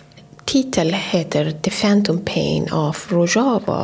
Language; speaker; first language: Swedish; non-native, fluent; Kurdish